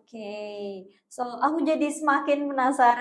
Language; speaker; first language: Indonesian; native; Indonesian